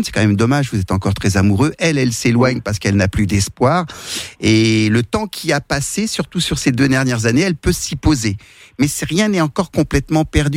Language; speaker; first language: French; native; French